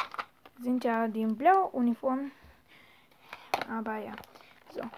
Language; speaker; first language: German; non-native, learner; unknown